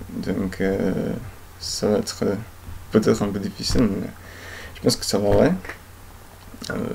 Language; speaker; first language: French; non-native, fluent; Czech